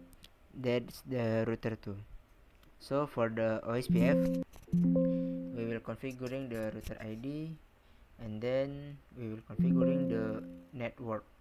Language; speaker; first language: English; non-native, learner; Indonesian